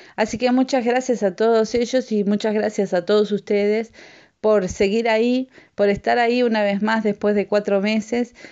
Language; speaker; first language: Spanish; native; Spanish